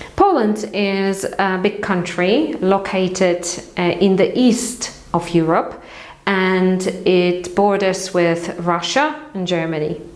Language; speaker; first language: English; non-native, fluent; Polish